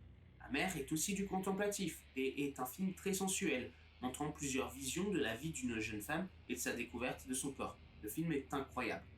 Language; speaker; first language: French; native; French